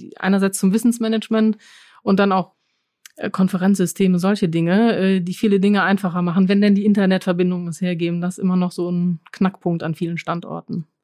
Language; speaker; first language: German; non-native, fluent; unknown